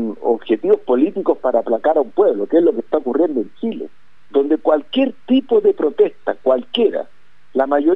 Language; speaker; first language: Spanish; native; Spanish